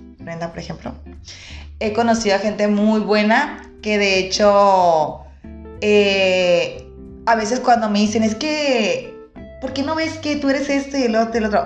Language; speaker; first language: Spanish; native; Spanish